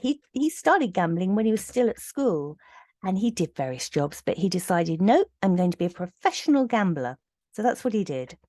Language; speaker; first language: English; native; English